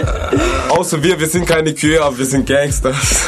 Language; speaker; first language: German; native; German